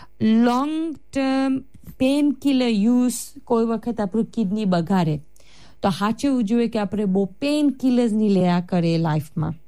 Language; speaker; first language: Gujarati; early bilingual, heritage; Gujarati